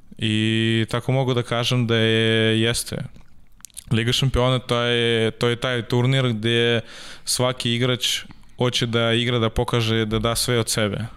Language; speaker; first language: Serbian; non-native, learner; Russian